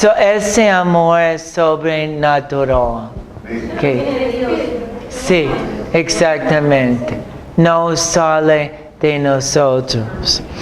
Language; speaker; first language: Spanish; non-native, fluent; English